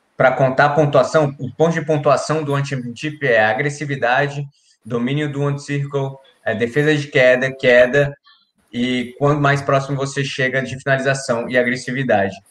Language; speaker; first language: Portuguese; native; Portuguese